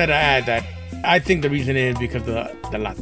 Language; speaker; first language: English; early bilingual, other home language; Spanish